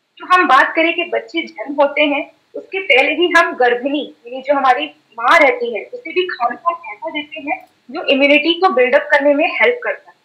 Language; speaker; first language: Hindi; native; Hindi